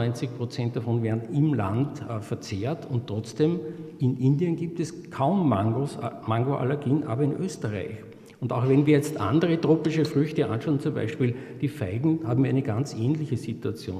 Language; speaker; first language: German; native; German